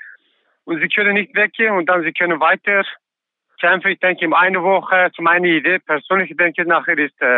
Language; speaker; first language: German; non-native, learner; Kurdish